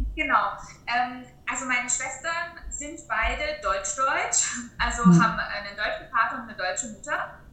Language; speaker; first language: German; native; German